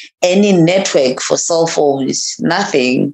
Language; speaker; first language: English; non-native, local second language; Tswana